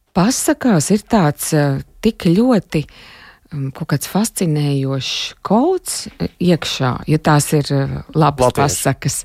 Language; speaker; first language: Latvian; native; Latvian